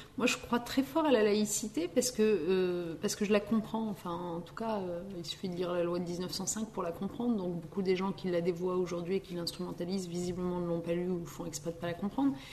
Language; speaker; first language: French; early bilingual, other home language; Riffian